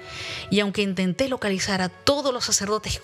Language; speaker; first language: Spanish; native; Spanish